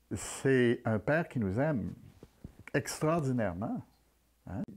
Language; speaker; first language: French; native; French